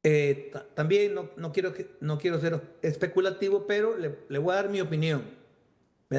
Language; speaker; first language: Spanish; native; Spanish